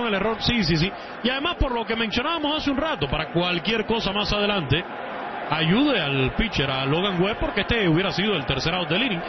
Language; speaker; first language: Spanish; native; Spanish